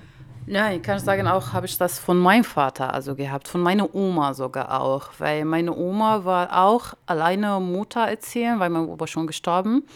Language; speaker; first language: German; non-native, learner; Arabic